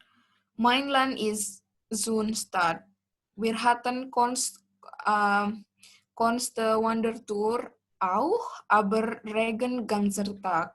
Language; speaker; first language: German; non-native, learner; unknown